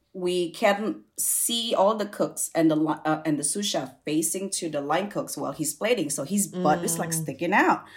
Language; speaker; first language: English; non-native, fluent; Indonesian